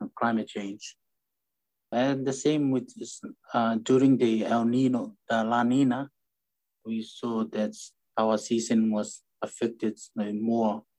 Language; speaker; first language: English; non-native, fluent; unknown